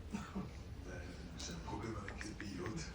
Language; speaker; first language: French; native; French